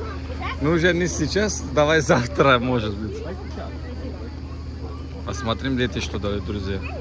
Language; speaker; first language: Russian; non-native, learner; Turkish